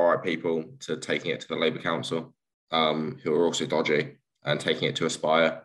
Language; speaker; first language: English; native; English